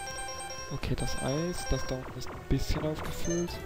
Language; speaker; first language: German; native; German